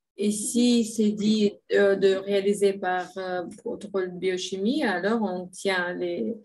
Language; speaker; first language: French; non-native, fluent; Russian